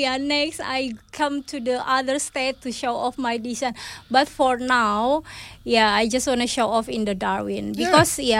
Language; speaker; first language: English; non-native, fluent; Indonesian